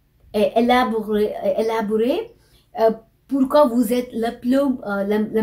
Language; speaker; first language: French; non-native, fluent; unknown